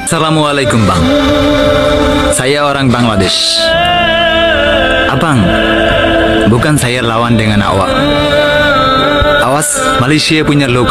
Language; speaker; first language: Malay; non-native, learner; Bangla